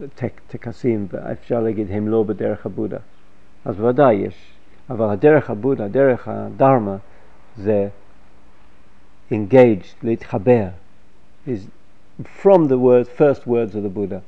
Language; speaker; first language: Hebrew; non-native, fluent; English